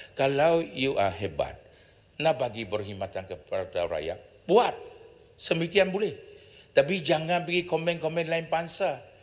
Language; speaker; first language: Malay; non-native, local second language; Chinese